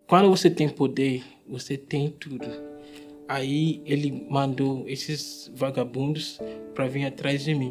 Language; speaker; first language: Portuguese; non-native, fluent; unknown